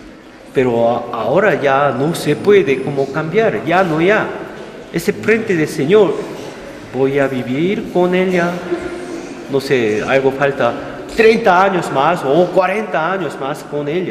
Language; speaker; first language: Spanish; non-native, learner; Korean